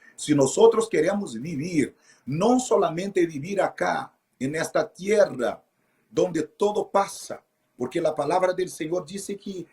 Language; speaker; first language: Spanish; non-native, fluent; Portuguese